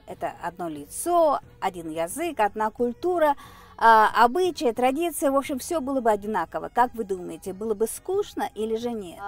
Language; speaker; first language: Russian; non-native, local second language; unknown